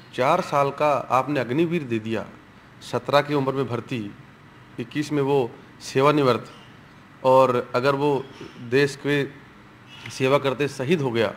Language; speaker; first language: Hindi; native; Hindi